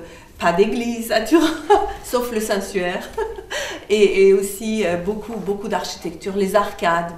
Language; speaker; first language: French; non-native, fluent; Persian